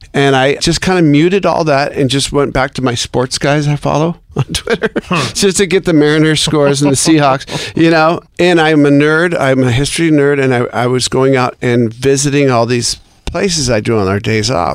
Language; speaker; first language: English; native; English